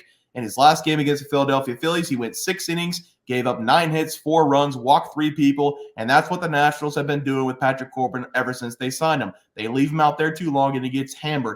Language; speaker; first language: English; native; English